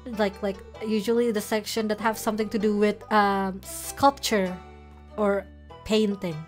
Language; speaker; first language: English; non-native, fluent; Indonesian